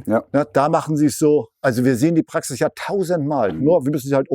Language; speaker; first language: German; native; German